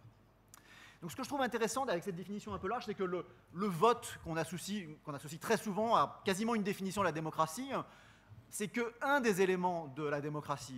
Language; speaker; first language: French; native; French